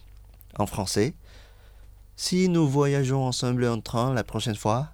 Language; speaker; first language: French; non-native, fluent; Indonesian